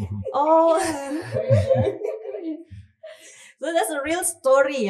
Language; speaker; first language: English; non-native, fluent; Indonesian